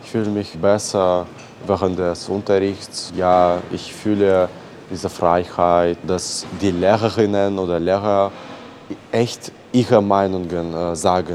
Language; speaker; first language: German; non-native, learner; Belarusian